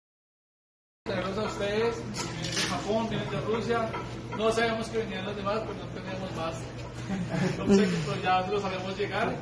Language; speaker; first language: Spanish; native; Spanish